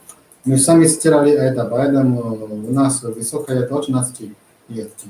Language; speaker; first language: Russian; non-native, learner; Chinese